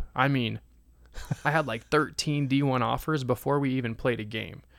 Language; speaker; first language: English; native; English